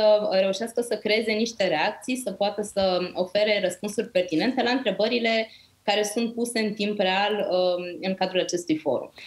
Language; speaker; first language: Romanian; native; Romanian